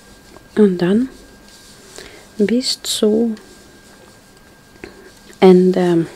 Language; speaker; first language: German; non-native, learner; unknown